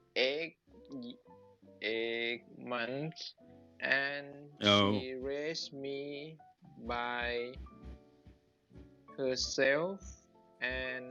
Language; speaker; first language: English; non-native, learner; Thai